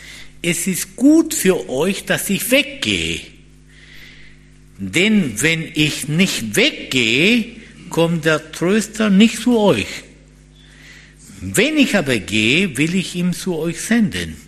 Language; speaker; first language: German; non-native, fluent; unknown